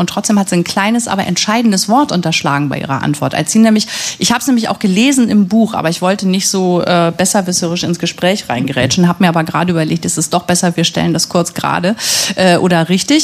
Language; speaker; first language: German; native; German